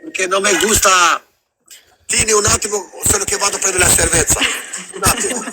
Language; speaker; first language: Italian; non-native, fluent; Albanian